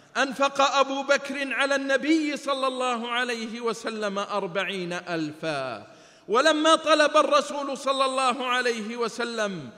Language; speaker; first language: Arabic; native; Arabic